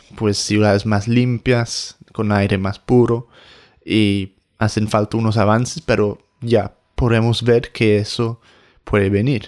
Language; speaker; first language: Spanish; non-native, fluent; English